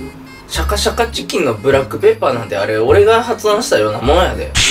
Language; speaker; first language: Japanese; native; Japanese